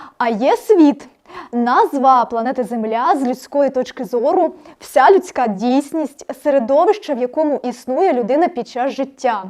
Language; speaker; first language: Ukrainian; non-native, local second language; Russian